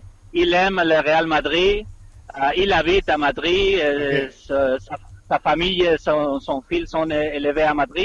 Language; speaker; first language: French; non-native, fluent; Spanish